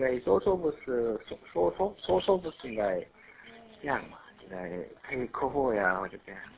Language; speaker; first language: Chinese; non-native, learner; Korean